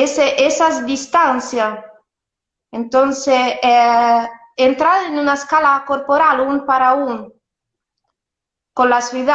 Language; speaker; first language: Spanish; non-native, fluent; Italian